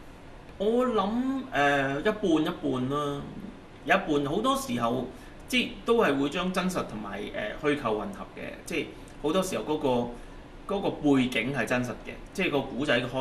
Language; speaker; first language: Cantonese; native; Cantonese